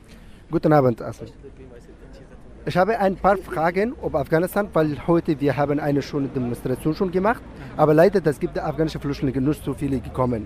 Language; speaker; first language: German; non-native, learner; Pashto